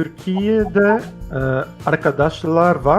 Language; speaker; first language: Turkish; non-native, learner; Portuguese